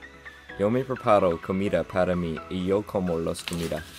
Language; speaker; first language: Spanish; non-native, learner; English